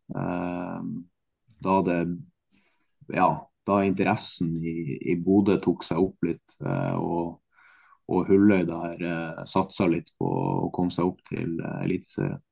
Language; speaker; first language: Norwegian; native; Norwegian